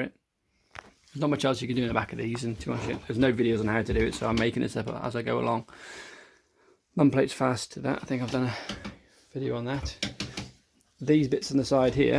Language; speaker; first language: English; native; English